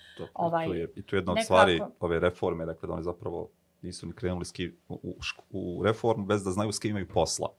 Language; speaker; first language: Bosnian; native; Bosnian